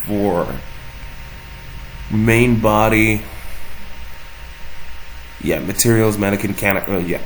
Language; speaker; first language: English; native; English